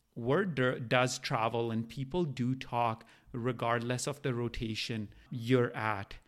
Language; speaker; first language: English; non-native, local second language; Punjabi